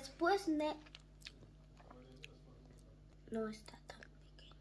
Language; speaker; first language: Spanish; early bilingual, heritage; German